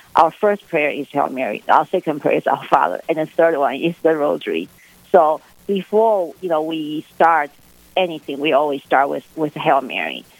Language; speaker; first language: English; non-native, fluent; Chinese